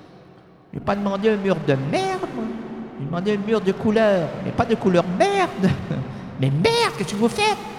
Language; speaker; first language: French; native; French